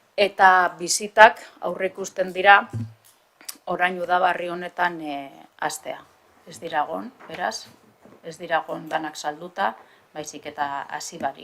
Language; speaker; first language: Basque; native; Basque